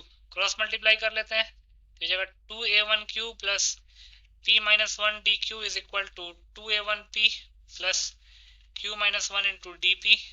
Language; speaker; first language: Hindi; native; Hindi